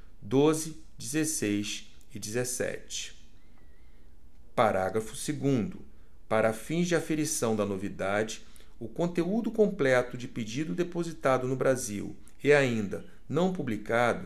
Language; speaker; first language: Portuguese; native; Portuguese